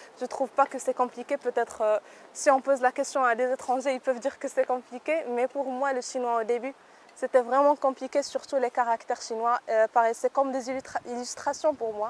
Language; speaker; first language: French; non-native, local second language; Arabic